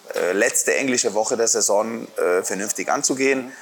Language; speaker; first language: German; non-native, fluent; Spanish